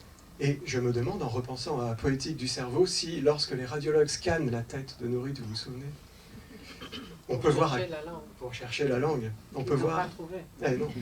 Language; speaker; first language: French; native; French